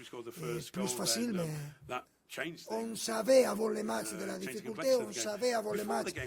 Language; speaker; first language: French; non-native, fluent; Spanish